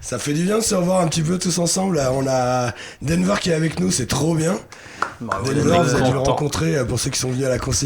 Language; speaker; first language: French; native; French